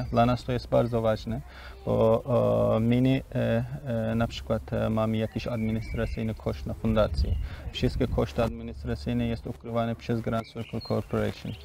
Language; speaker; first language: Polish; non-native, learner; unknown